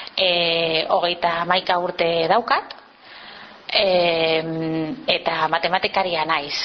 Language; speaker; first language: Basque; non-native, local second language; Spanish